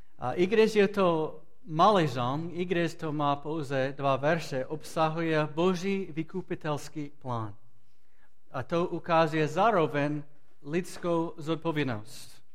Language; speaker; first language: Czech; non-native, fluent; English